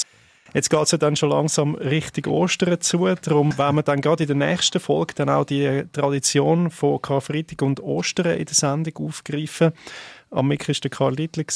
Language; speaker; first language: German; native; German